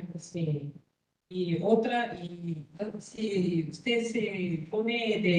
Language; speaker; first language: Spanish; non-native, learner; Korean